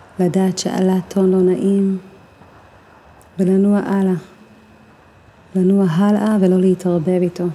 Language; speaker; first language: Hebrew; native; Hebrew